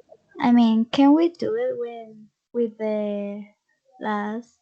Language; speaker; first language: English; non-native, fluent; Spanish